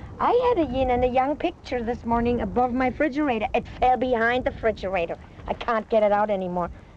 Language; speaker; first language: English; non-native, fluent; German